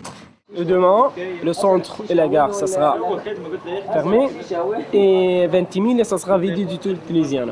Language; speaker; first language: French; non-native, local second language; Arabic